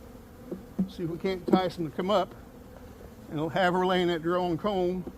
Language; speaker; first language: English; native; English